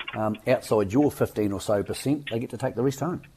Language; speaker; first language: English; native; English